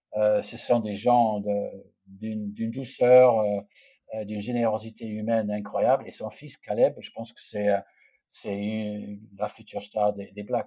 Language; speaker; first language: French; non-native, fluent; English